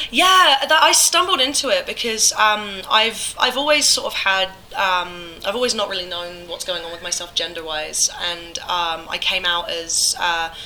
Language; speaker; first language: English; native; English